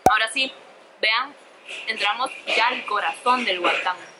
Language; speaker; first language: Spanish; native; Spanish